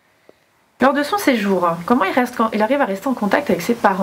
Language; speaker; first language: French; native; French